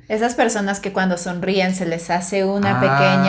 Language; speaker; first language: Spanish; native; Spanish